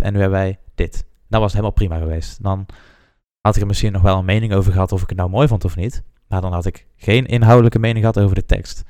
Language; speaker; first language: Dutch; native; Dutch